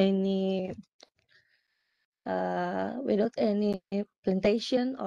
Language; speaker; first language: English; non-native, learner; Indonesian